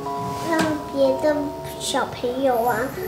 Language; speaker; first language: Chinese; early bilingual, heritage; Chinese